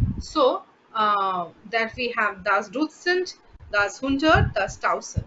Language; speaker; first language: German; non-native, fluent; Bangla